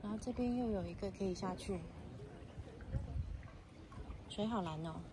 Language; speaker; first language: Chinese; native; Chinese